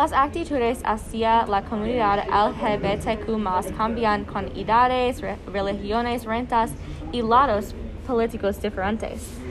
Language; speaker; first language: Spanish; non-native, learner; English